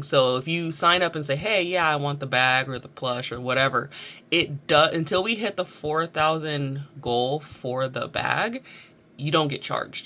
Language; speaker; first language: English; native; English